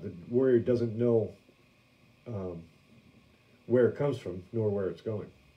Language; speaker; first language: English; native; English